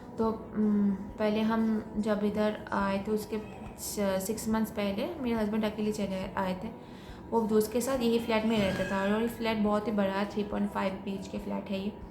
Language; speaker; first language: Hindi; non-native, local second language; Bangla